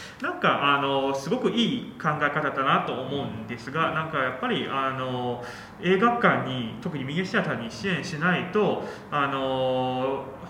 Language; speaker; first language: Japanese; non-native, fluent; Chinese